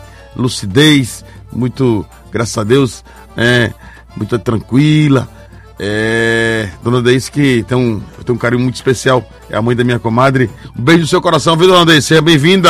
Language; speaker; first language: Portuguese; native; Portuguese